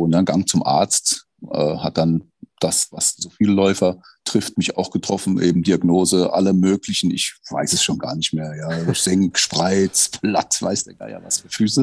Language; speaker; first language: German; native; German